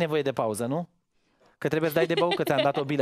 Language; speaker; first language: Romanian; native; Romanian